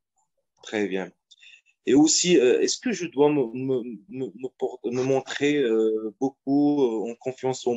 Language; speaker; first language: French; non-native, fluent; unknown